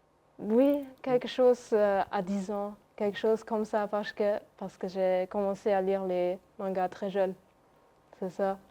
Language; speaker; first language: French; non-native, local second language; Luxembourgish